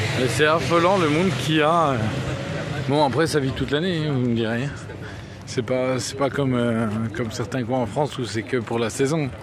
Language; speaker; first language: French; native; French